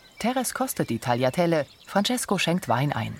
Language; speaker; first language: German; native; German